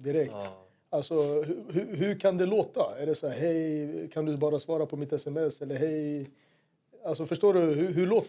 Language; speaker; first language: Swedish; native; Swedish